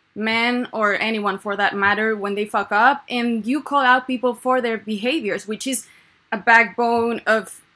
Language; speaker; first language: English; non-native, fluent; Spanish